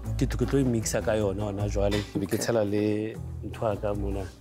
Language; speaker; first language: English; non-native, local second language; Southern Sotho